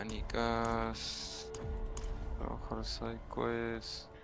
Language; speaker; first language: Spanish; native; Spanish